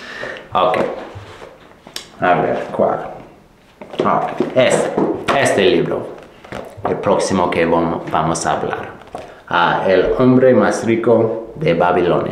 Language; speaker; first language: Spanish; non-native, fluent; English